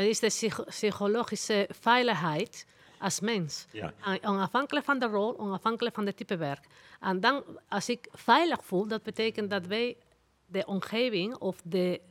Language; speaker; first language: Dutch; non-native, learner; Spanish